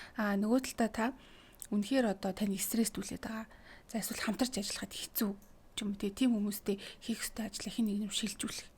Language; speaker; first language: Mongolian; native; Mongolian